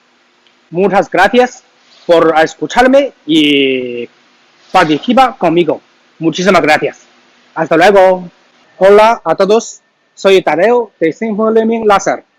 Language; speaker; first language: Spanish; non-native, learner; Chinese